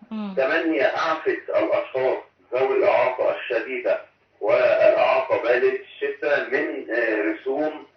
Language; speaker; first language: Arabic; native; Arabic